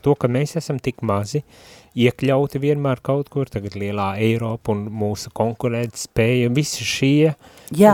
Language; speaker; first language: Latvian; native; Latvian